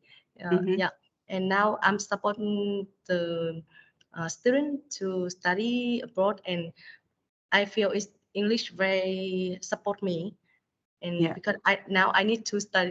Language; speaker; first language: English; non-native, learner; Vietnamese